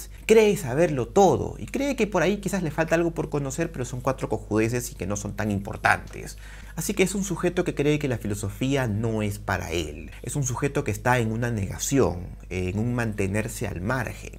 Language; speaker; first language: Spanish; native; Spanish